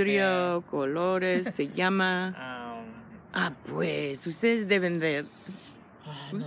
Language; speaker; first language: Spanish; non-native, fluent; English